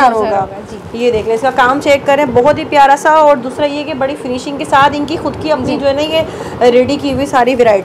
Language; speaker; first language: Urdu; native; Urdu